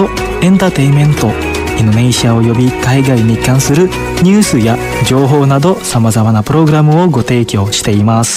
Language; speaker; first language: Japanese; non-native, fluent; Indonesian